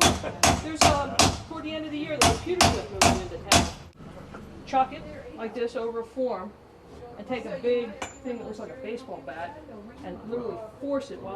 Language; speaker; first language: English; native; English